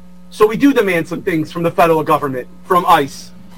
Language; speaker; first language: English; early bilingual, other home language; Portuguese